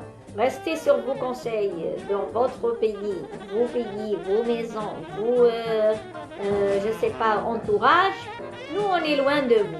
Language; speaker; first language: French; non-native, local second language; Arabic